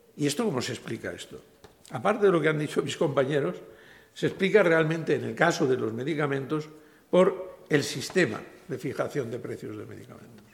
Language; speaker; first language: Spanish; native; Spanish